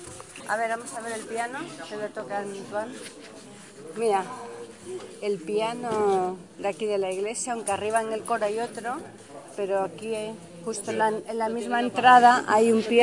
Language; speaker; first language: Spanish; native; Spanish